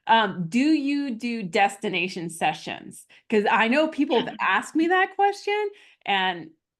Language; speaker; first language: English; native; English